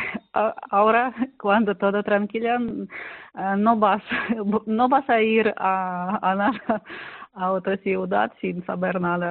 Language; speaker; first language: Spanish; non-native, learner; Ukrainian